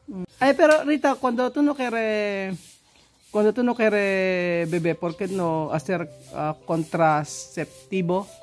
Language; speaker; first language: Spanish; non-native, learner; Filipino